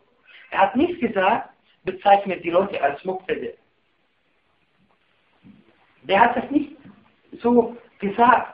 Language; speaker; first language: German; non-native, fluent; Arabic